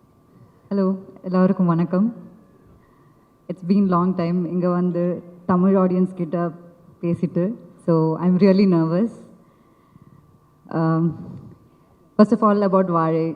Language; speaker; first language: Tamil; non-native, learner; Malayalam